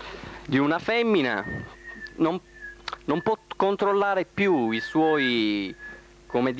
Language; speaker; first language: Italian; native; Italian